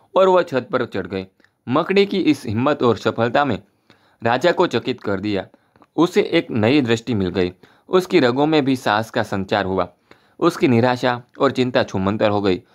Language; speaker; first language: Hindi; non-native, local second language; Gujarati